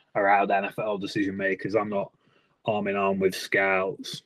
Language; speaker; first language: English; native; English